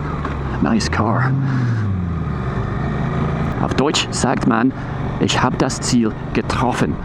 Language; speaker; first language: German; non-native, fluent; English